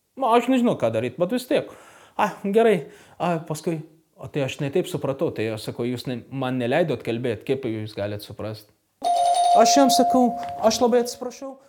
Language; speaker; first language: Lithuanian; non-native, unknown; Arabic